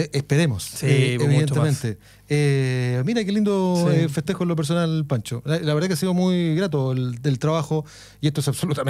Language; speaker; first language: Spanish; native; Spanish